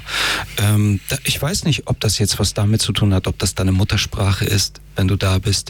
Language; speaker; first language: German; early bilingual, other home language; Persian